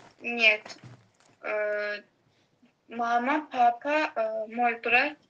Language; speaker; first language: Russian; non-native, learner; Azerbaijani